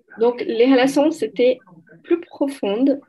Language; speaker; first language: French; non-native, learner; Portuguese